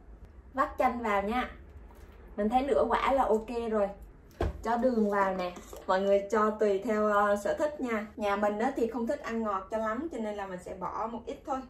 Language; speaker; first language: Vietnamese; native; Vietnamese